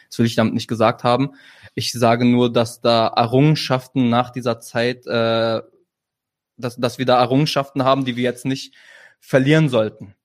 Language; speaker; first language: German; early bilingual, other home language; Arabic